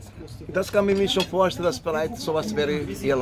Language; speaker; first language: German; non-native, learner; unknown